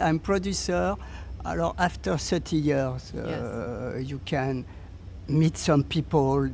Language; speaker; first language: English; non-native, learner; French